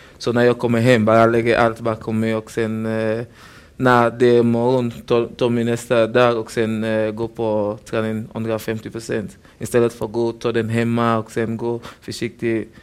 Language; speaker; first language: Swedish; non-native, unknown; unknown